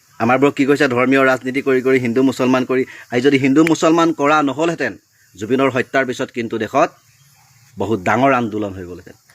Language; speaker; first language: Assamese; native; Assamese